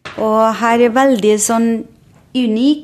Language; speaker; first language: Norwegian; non-native, fluent; Bangla